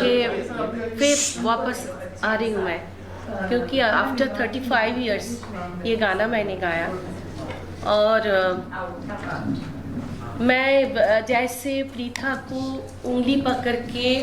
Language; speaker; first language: Hindi; non-native, local second language; Bangla